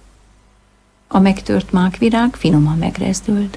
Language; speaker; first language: Hungarian; native; Hungarian